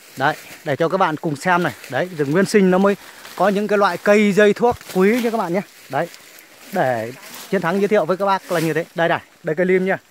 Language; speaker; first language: Vietnamese; non-native, local second language; Muong